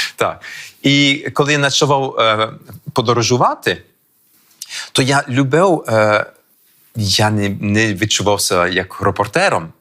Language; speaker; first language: Ukrainian; early bilingual, heritage; French